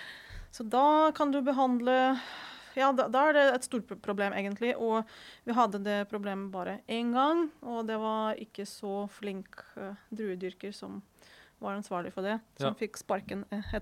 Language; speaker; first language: Norwegian; non-native, fluent; Ukrainian